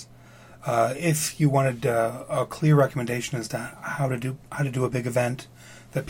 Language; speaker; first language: English; native; English